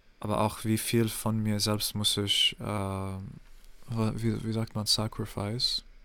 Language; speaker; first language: German; non-native, fluent; English